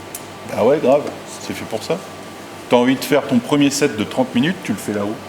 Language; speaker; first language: French; native; French